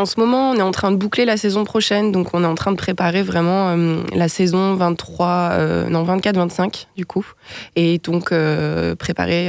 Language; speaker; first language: French; native; French